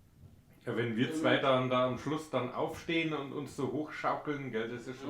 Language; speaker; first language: German; native; German